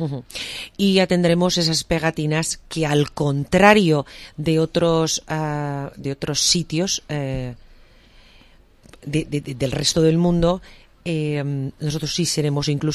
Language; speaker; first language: Spanish; non-native, local second language; Catalan